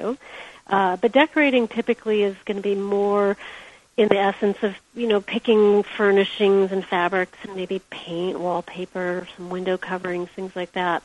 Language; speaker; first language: English; native; English